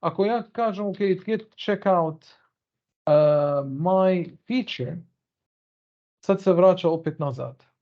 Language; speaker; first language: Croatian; early bilingual, heritage; Bosnian